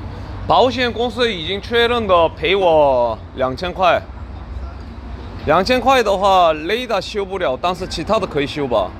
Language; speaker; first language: Chinese; non-native, learner; Korean